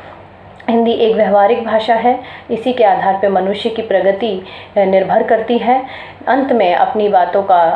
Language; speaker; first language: Hindi; native; Hindi